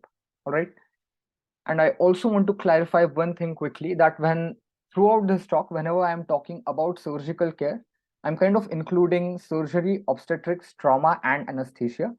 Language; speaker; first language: English; non-native, local second language; Marathi